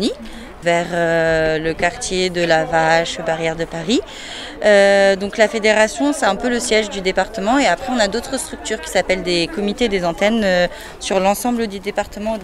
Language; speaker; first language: French; native; French